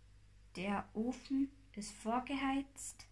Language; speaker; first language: German; non-native, learner; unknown